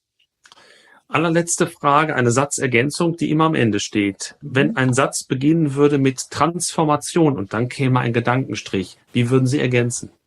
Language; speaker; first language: German; native; German